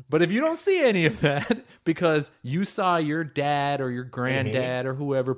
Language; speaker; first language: English; early bilingual, other home language; Hebrew